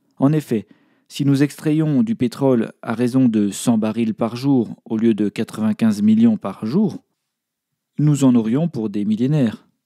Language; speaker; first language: French; native; French